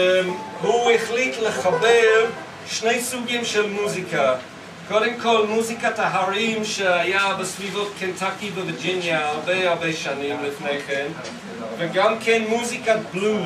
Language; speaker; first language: Hebrew; non-native, fluent; English